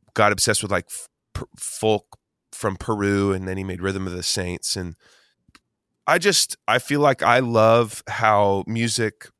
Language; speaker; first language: English; native; English